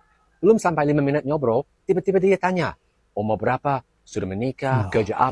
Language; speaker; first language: Indonesian; non-native, fluent; English